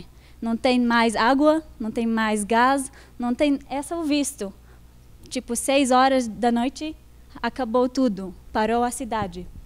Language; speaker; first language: Portuguese; non-native, fluent; Arabic